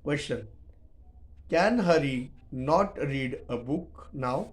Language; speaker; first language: English; non-native, local second language; Marathi